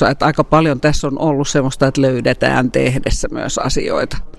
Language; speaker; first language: Finnish; native; Finnish